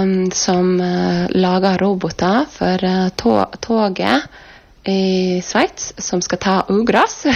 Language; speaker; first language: Norwegian; non-native, fluent; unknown